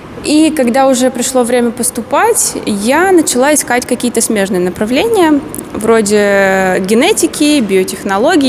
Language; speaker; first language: Russian; native; Russian